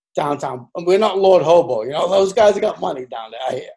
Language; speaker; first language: English; native; English